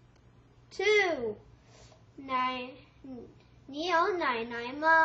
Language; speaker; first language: Chinese; non-native, learner; English